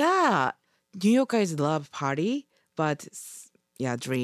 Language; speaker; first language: English; non-native, learner; Japanese